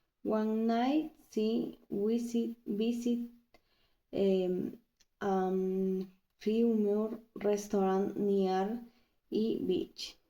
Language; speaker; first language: English; non-native, learner; Spanish